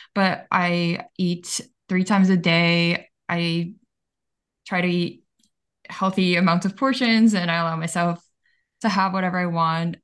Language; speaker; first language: English; early bilingual, other home language; Bulgarian